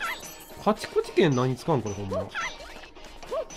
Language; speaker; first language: Japanese; native; Japanese